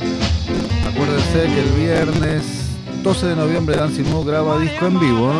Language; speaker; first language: Spanish; native; Spanish